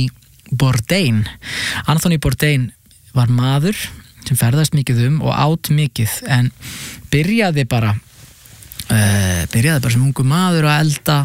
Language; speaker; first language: Icelandic; native; Icelandic